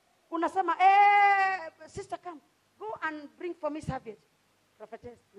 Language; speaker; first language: English; non-native, local second language; Swahili